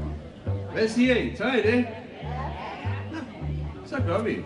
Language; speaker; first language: Danish; native; Danish